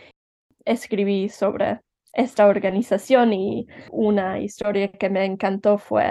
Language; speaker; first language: Spanish; early bilingual, heritage; Spanish